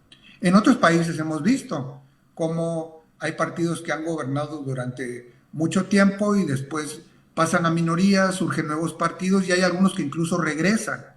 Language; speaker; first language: Spanish; native; Spanish